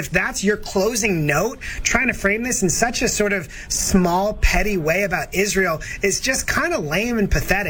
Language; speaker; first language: English; native; English